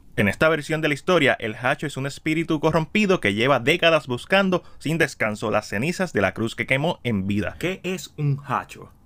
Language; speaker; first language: Spanish; native; Spanish